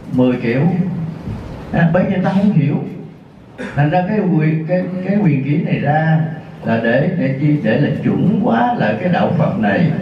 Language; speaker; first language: Vietnamese; native; Vietnamese